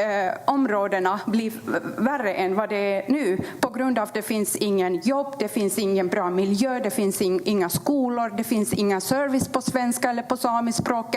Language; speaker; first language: Swedish; non-native, fluent; Kurdish